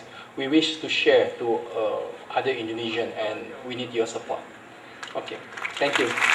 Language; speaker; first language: English; non-native, fluent; Indonesian